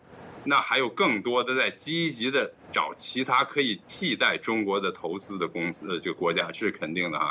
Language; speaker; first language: Chinese; native; Chinese